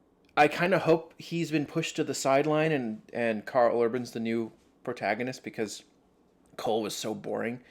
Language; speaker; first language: English; native; English